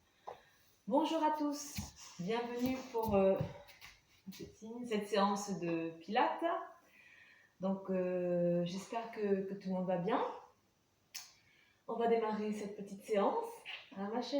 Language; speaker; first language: French; native; French